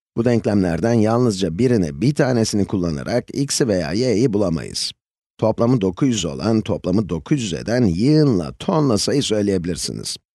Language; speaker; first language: Turkish; native; Turkish